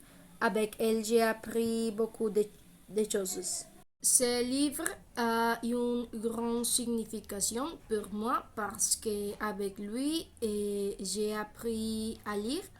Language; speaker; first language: French; non-native, learner; Spanish